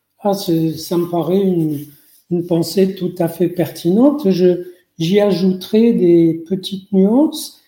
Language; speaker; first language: French; non-native, local second language; Arabic